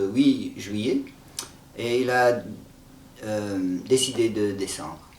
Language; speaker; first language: French; non-native, fluent; English